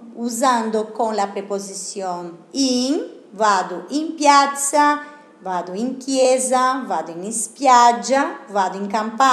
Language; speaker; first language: Italian; non-native, fluent; Portuguese